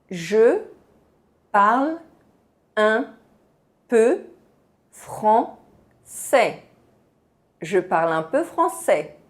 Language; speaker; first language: French; non-native, fluent; Portuguese